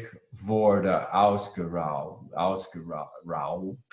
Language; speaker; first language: German; non-native, learner; English